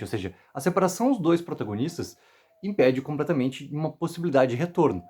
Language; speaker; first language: Portuguese; native; Portuguese